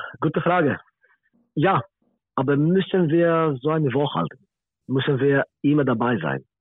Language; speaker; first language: German; non-native, learner; Greek